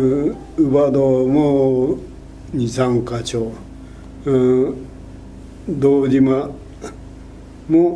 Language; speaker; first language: Japanese; native; Japanese